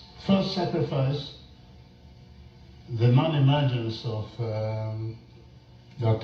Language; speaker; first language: English; non-native, local second language; Igbo